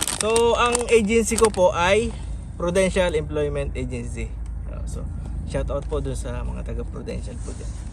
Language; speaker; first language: Filipino; native; Filipino